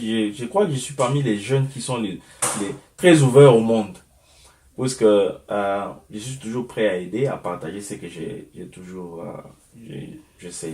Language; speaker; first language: French; non-native, local second language; Lingala